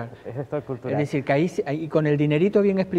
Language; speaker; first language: Spanish; native; Spanish